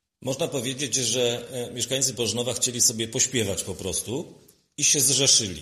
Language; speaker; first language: Polish; native; Polish